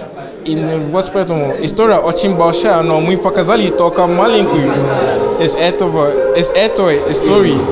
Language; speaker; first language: Russian; non-native, fluent; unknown